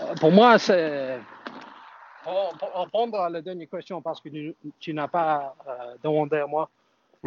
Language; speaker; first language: French; non-native, fluent; English